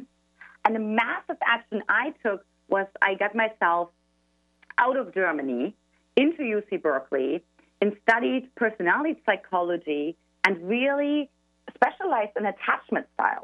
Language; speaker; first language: English; non-native, fluent; German